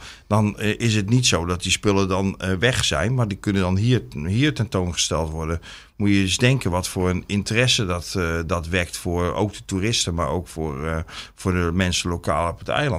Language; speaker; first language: Dutch; native; Dutch